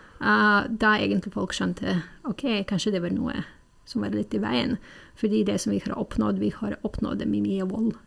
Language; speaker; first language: Norwegian; non-native, fluent; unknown